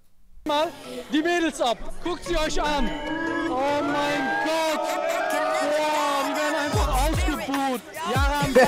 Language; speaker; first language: German; native; German